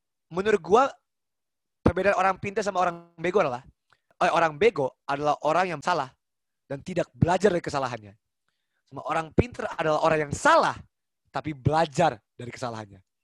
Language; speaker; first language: Indonesian; early bilingual, heritage; Indonesian